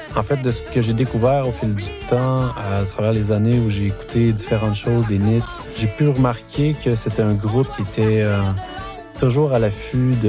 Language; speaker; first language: French; native; French